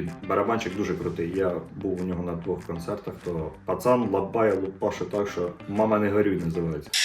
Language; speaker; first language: Ukrainian; native; Ukrainian